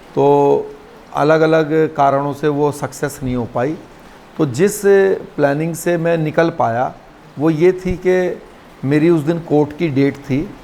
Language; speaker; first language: Hindi; native; Hindi